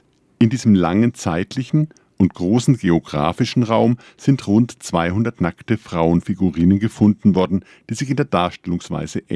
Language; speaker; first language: German; native; German